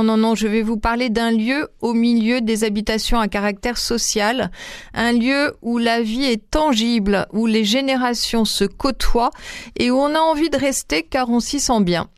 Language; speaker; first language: French; native; French